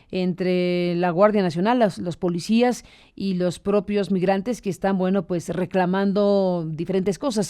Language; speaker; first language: Spanish; native; Spanish